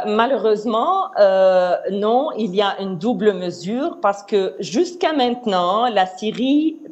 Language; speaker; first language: French; non-native, fluent; Arabic